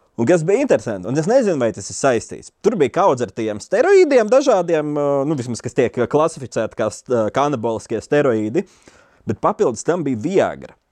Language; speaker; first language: Latvian; native; Latvian